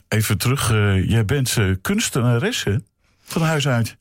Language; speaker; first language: Dutch; native; Dutch